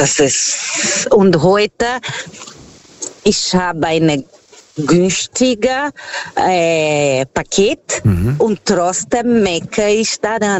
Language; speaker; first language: German; non-native, fluent; Portuguese